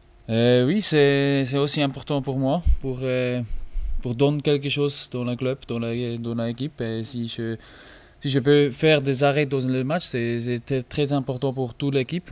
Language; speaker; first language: French; non-native, learner; German